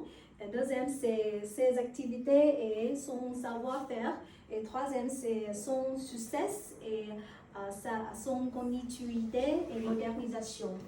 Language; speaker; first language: French; non-native, learner; Vietnamese